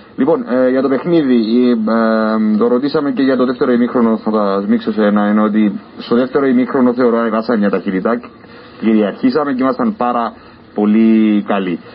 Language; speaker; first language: Greek; native; Greek